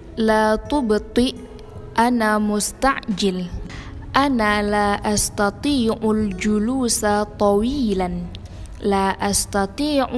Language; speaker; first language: Arabic; non-native, learner; Indonesian